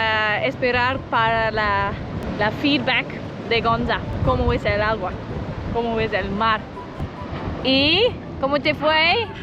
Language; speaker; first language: Spanish; non-native, learner; English